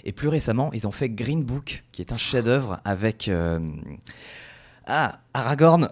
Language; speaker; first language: French; native; French